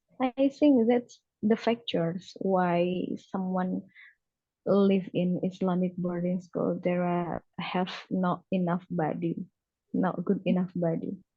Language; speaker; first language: English; non-native, learner; Indonesian